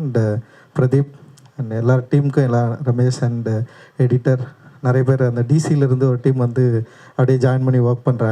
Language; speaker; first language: Tamil; native; Tamil